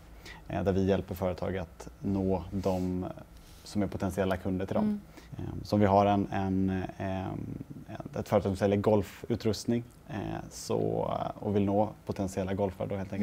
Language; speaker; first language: Swedish; native; Swedish